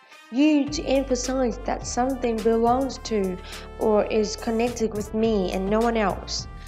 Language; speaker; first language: English; non-native, fluent; Vietnamese